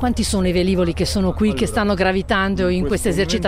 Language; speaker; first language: Italian; native; Italian